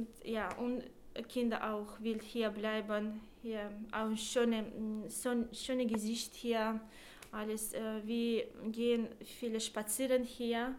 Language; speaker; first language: German; non-native, learner; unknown